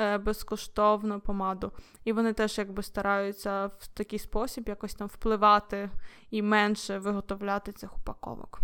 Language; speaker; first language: Ukrainian; non-native, local second language; Russian